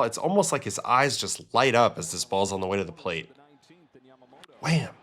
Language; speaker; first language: English; native; English